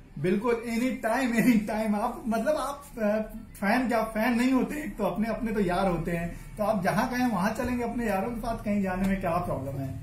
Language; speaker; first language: Hindi; native; Hindi